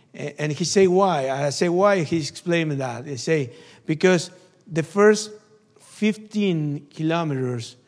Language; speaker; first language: English; non-native, learner; Spanish